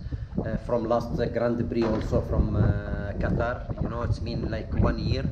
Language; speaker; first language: English; non-native, fluent; Arabic